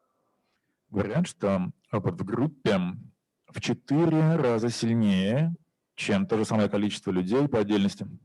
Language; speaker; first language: Russian; native; Russian